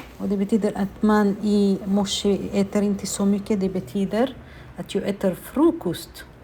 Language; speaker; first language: Swedish; non-native, fluent; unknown